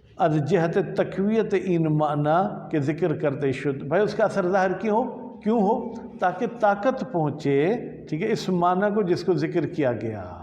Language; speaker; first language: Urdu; non-native, local second language; Sindhi